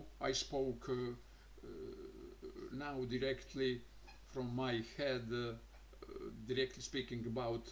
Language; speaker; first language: English; non-native, learner; Croatian